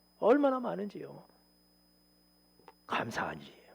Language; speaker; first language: Korean; native; Korean